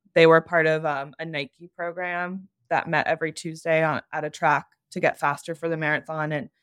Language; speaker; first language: English; native; English